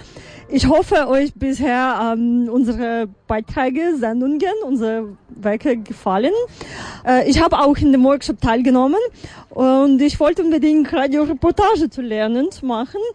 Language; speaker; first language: German; non-native, fluent; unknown